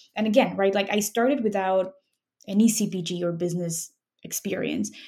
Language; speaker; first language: English; non-native, fluent; Spanish